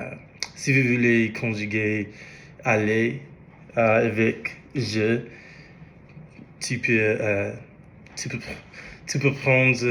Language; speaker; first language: French; non-native, learner; English